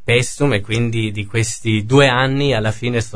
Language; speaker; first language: Italian; non-native, fluent; German